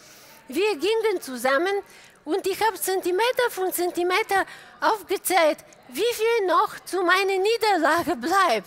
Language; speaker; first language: German; non-native, fluent; Bulgarian